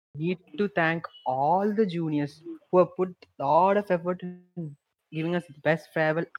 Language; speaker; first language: English; non-native, local second language; Malayalam